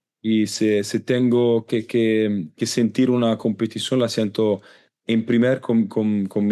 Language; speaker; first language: Spanish; non-native, learner; Italian